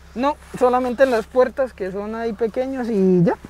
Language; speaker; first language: Spanish; native; Spanish